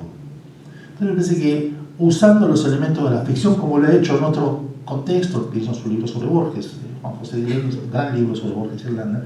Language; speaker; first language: Spanish; native; Spanish